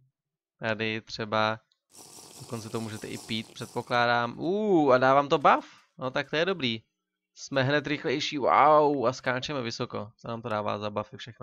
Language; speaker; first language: Czech; native; Czech